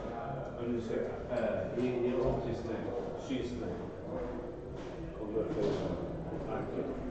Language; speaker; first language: English; non-native, learner; Norwegian